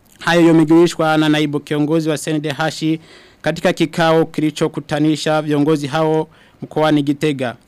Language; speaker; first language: Swahili; non-native, local second language; Rundi